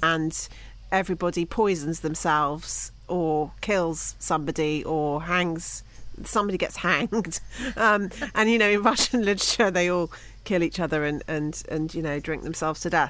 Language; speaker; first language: English; native; English